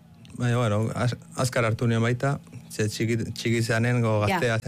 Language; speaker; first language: Basque; early bilingual, other home language; Arabic